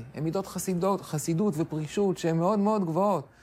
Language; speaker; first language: Hebrew; native; Hebrew